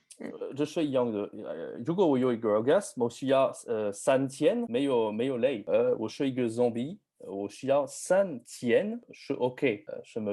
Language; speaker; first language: Chinese; non-native, learner; French